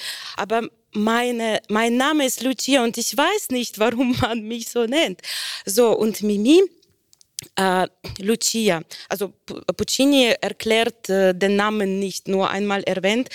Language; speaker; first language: German; non-native, fluent; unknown